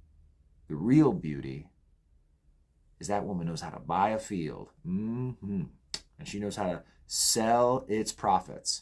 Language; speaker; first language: English; native; English